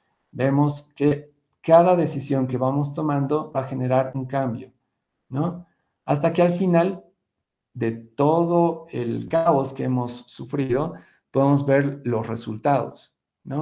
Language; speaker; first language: Spanish; native; Spanish